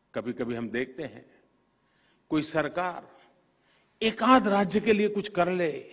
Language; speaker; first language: Hindi; non-native, local second language; Gujarati